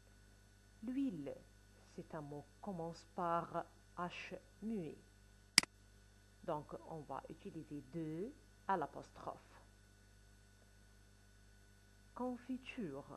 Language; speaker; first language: French; non-native, fluent; Arabic